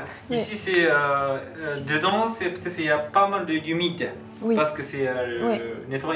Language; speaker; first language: French; non-native, learner; Japanese